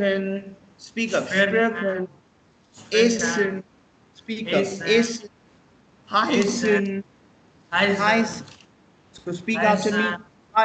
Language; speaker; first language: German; non-native, fluent; Hindi